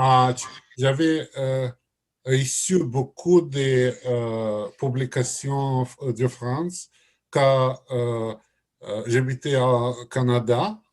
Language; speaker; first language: French; non-native, learner; Russian